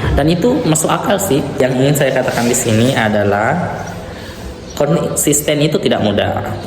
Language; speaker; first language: Indonesian; non-native, local second language; Buginese